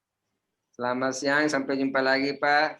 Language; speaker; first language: Indonesian; non-native, fluent; Hindi